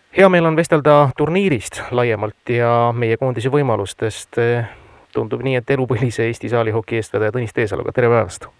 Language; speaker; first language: Estonian; native; Estonian